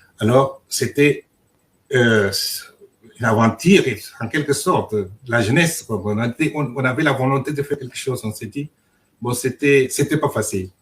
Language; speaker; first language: French; non-native, local second language; Luba-Lulua